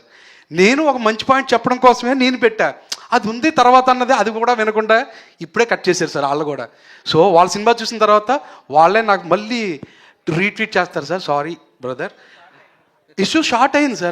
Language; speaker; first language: Telugu; native; Telugu